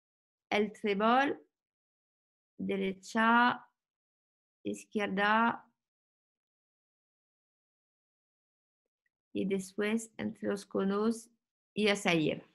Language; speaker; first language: Spanish; non-native, learner; French